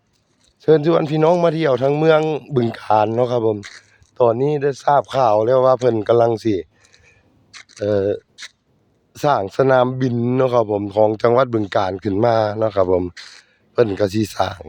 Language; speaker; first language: Thai; non-native, local second language; Northeastern Thai